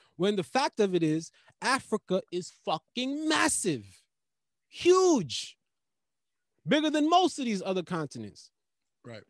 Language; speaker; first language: English; native; English